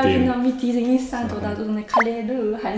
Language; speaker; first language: German; non-native, learner; Japanese